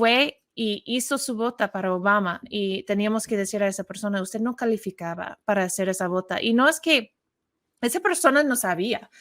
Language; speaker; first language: Spanish; non-native, learner; English